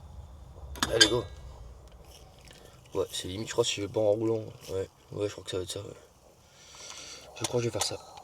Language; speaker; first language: French; native; French